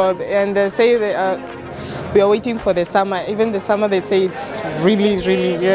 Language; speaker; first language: English; non-native, local second language; Swahili